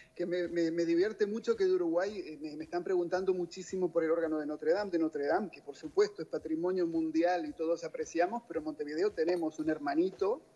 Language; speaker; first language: Spanish; native; Spanish